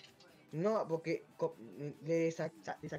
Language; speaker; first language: Spanish; native; Spanish